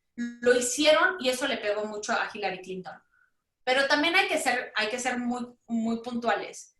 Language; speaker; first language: Spanish; native; Spanish